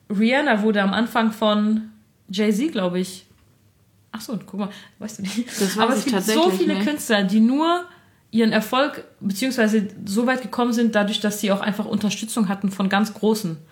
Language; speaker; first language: German; early bilingual, other home language; Armenian